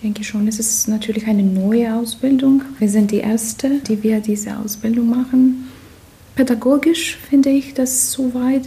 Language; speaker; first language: German; non-native, fluent; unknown